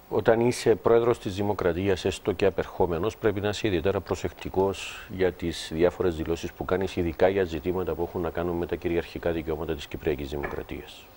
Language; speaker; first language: Greek; native; Greek